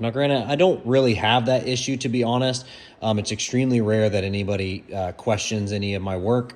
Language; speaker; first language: English; native; English